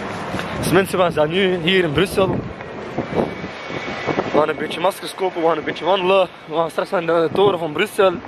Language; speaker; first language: Dutch; non-native, local second language; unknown